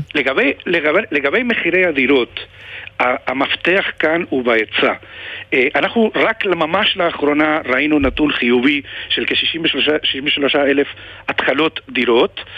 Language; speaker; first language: Hebrew; non-native, fluent; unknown